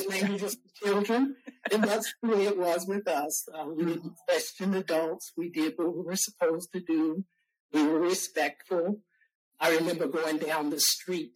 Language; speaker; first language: English; native; English